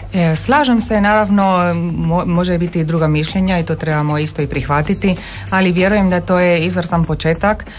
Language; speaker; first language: Croatian; non-native, fluent; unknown